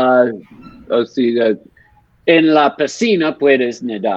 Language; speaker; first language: Spanish; non-native, learner; English